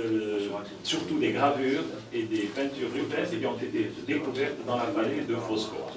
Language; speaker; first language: French; native; French